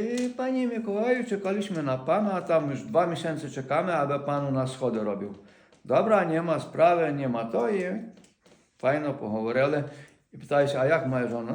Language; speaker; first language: Polish; non-native, learner; Ukrainian